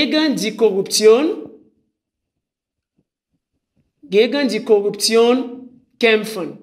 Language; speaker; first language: German; non-native, fluent; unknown